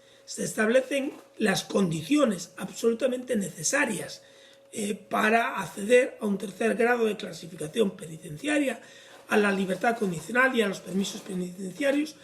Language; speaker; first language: Spanish; native; Spanish